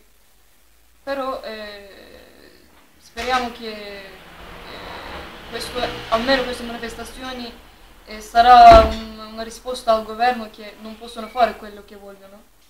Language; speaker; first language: Italian; non-native, fluent; Turkish